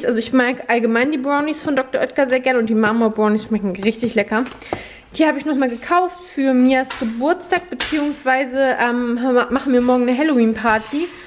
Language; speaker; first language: German; native; German